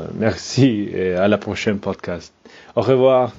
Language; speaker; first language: French; non-native, learner; English